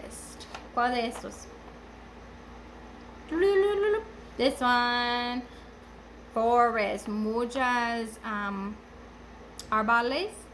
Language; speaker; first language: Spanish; non-native, learner; English